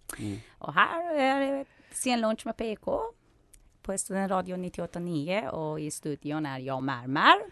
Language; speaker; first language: Swedish; non-native, fluent; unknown